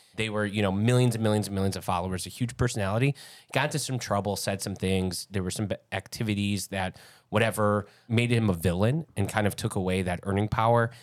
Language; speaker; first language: English; native; English